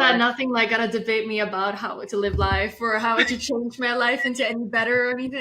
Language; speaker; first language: English; non-native, fluent; Swedish